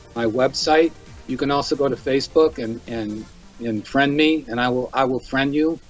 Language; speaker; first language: English; native; English